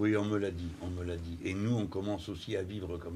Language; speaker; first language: French; native; French